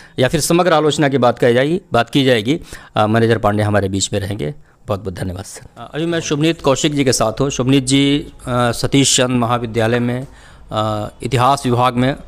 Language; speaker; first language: Hindi; native; Hindi